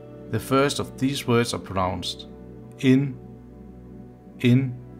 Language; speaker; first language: English; non-native, fluent; Danish